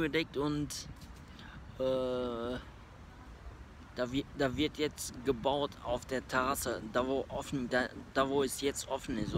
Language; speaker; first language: German; early bilingual, other home language; Turkish